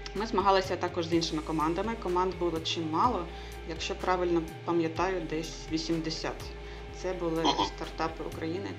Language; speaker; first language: Ukrainian; native; Ukrainian